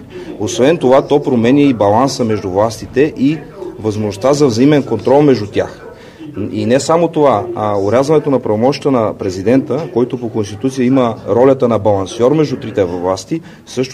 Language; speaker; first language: Bulgarian; native; Bulgarian